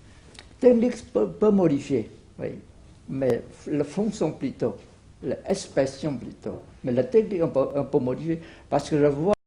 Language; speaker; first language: French; non-native, fluent; Vietnamese